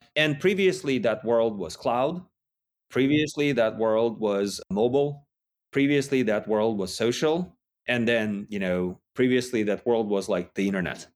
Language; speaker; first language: English; non-native, fluent; Russian